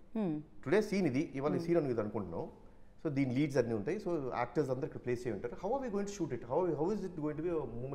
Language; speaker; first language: Telugu; native; Telugu